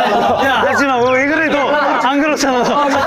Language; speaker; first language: Korean; native; Korean